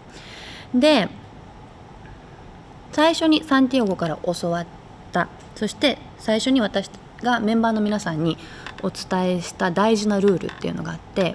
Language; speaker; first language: Japanese; native; Japanese